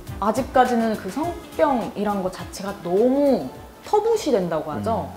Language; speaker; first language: Korean; native; Korean